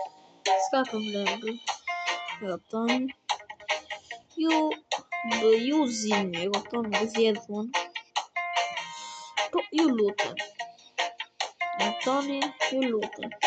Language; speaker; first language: Albanian; early bilingual, heritage; Albanian